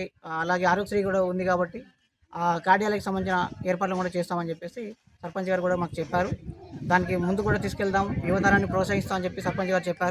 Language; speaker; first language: Telugu; native; Telugu